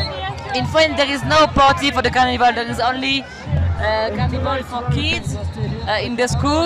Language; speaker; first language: English; non-native, learner; French